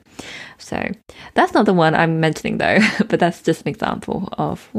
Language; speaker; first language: English; native; English